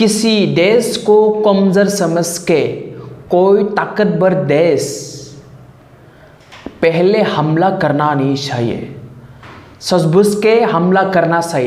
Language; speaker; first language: Hindi; non-native, local second language; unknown